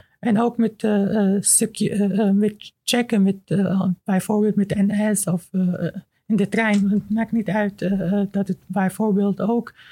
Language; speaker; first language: Dutch; non-native, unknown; Arabic